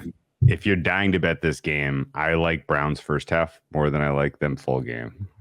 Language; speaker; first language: English; native; English